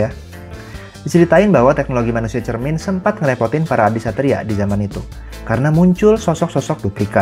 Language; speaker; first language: Indonesian; native; Indonesian